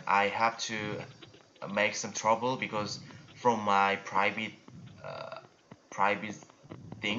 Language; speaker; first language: English; non-native, learner; Korean